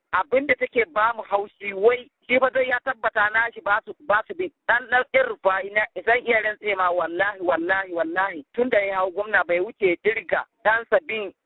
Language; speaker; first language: Hausa; non-native, local second language; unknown